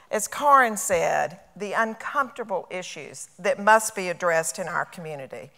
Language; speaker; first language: English; native; English